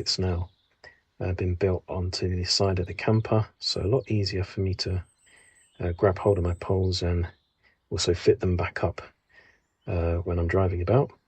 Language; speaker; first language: English; native; English